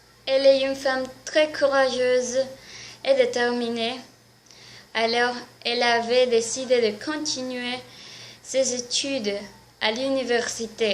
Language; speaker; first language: French; non-native, learner; Spanish